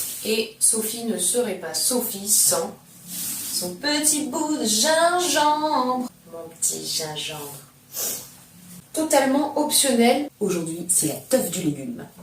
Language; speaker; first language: French; native; French